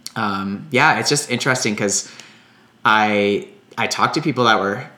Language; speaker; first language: English; native; English